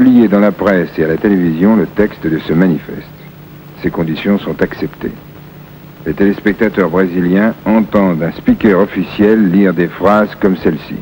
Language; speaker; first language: French; native; French